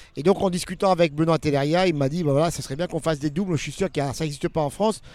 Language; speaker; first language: French; native; French